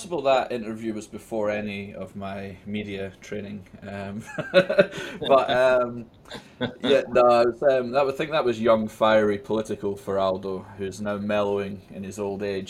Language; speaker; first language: English; native; English